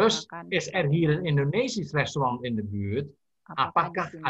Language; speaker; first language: Dutch; non-native, learner; Indonesian